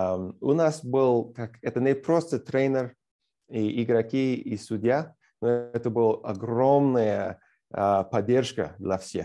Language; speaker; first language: Russian; non-native, fluent; English